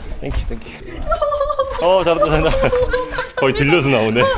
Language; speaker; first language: Korean; native; Korean